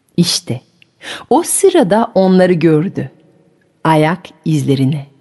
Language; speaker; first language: Turkish; non-native, fluent; French